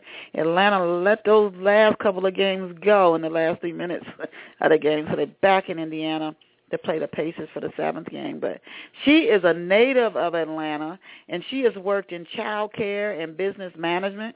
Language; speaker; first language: English; native; English